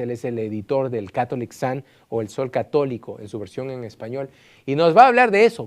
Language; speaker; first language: Spanish; native; Spanish